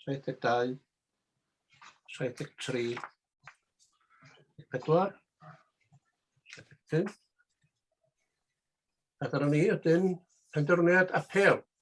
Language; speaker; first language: Welsh; native; Welsh